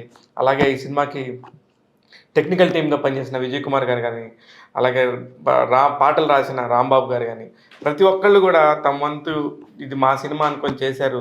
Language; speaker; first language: Telugu; native; Telugu